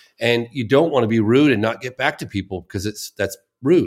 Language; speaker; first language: English; native; English